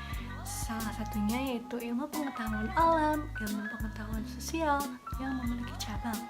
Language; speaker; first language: Indonesian; native; Indonesian